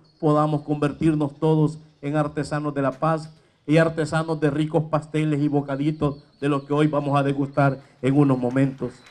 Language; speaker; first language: Spanish; native; Spanish